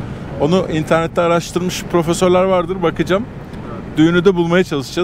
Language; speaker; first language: Turkish; native; Turkish